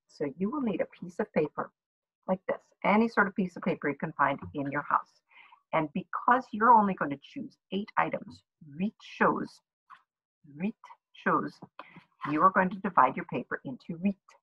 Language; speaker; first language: English; native; English